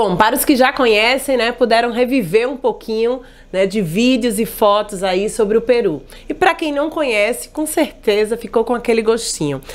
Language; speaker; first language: Portuguese; native; Portuguese